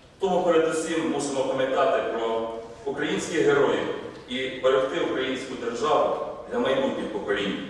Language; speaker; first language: Ukrainian; native; Ukrainian